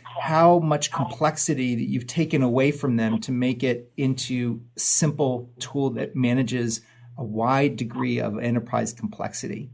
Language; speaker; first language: English; native; English